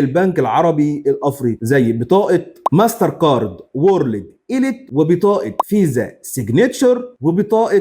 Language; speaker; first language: Arabic; native; Arabic